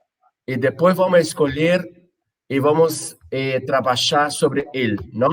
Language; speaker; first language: Spanish; non-native, fluent; Portuguese